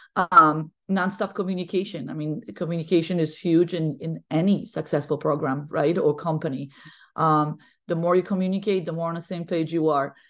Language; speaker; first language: English; non-native, fluent; Polish